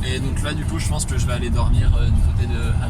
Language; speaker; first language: French; native; French